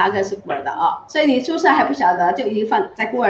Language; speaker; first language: Chinese; native; Chinese